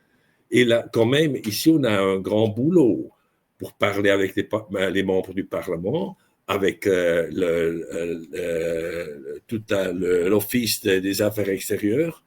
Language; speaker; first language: French; non-native, local second language; German